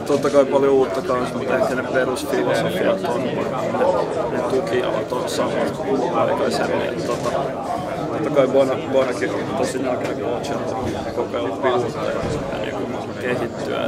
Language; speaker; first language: Finnish; native; Finnish